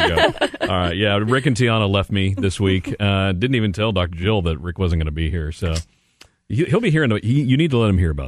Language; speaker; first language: English; native; English